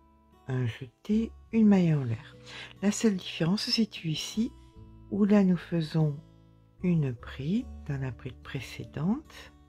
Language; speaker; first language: French; native; French